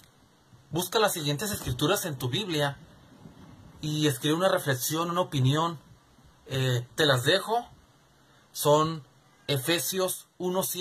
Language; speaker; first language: Spanish; native; Spanish